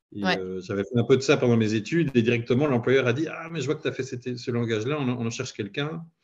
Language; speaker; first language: French; native; French